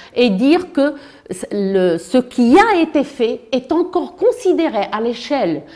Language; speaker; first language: French; non-native, local second language; Arabic